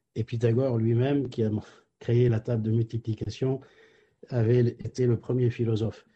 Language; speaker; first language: French; non-native, local second language; Arabic